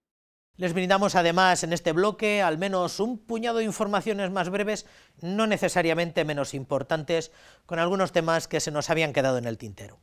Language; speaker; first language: Spanish; native; Spanish